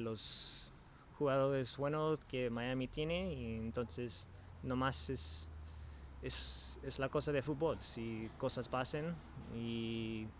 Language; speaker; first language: Spanish; early bilingual, heritage; English